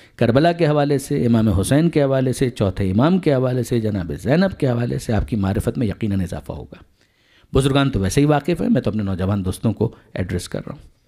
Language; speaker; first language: Urdu; non-native, local second language; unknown